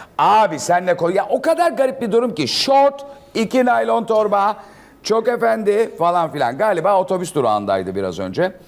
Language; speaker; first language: Turkish; native; Turkish